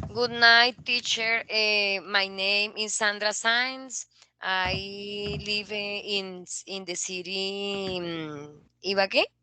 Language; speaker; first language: English; non-native, learner; Spanish